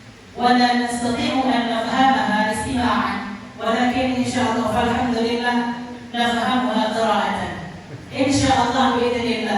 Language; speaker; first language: Arabic; non-native, fluent; Achinese